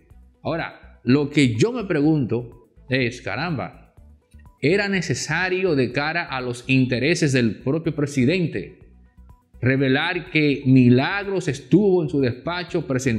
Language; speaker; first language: Spanish; native; Spanish